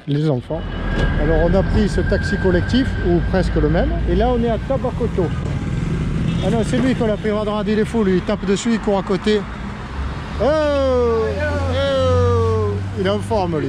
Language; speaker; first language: French; native; French